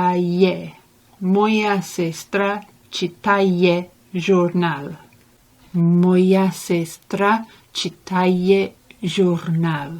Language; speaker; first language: Ukrainian; non-native, learner; English